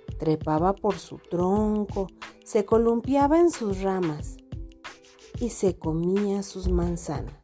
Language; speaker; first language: Spanish; non-native, fluent; Portuguese